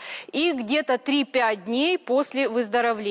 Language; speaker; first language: Russian; native; Russian